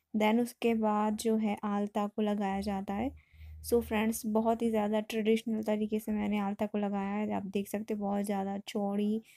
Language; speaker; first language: Hindi; native; Hindi